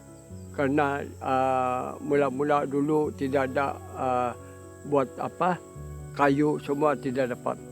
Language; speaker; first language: Indonesian; non-native, local second language; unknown